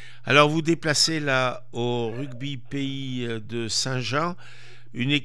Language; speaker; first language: French; native; French